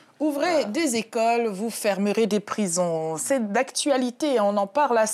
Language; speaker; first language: French; native; French